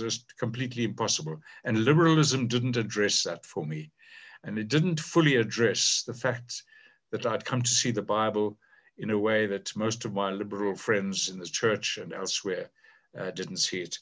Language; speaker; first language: English; native; English